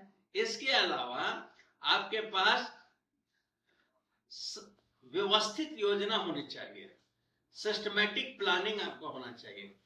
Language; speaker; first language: Hindi; native; Hindi